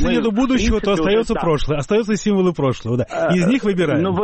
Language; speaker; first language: Russian; native; Russian